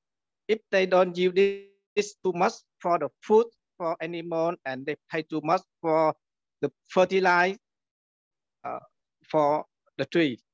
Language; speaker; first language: English; non-native, learner; Vietnamese